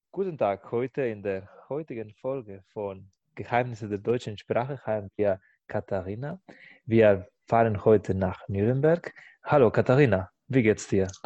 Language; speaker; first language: German; non-native, fluent; Spanish